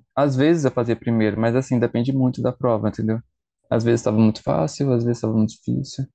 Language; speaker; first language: Portuguese; native; Portuguese